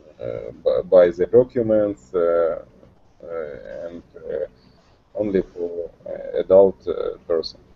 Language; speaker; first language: English; non-native, learner; Russian